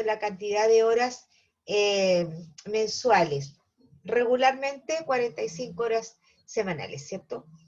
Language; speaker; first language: Spanish; native; Spanish